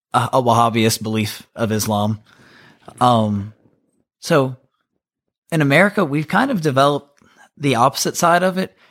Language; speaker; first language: English; native; English